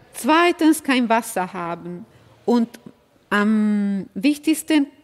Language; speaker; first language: German; non-native, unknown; Italian